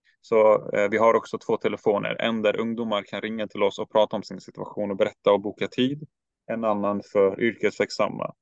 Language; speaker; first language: Swedish; early bilingual, other home language; Turkish